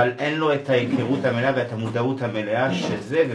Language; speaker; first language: Hebrew; native; Hebrew